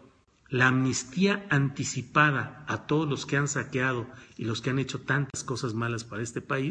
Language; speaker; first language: Spanish; native; Spanish